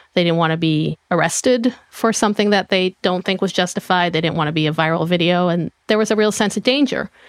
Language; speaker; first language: English; non-native, fluent; Hebrew